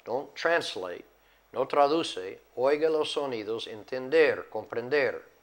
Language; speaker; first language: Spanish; non-native, fluent; English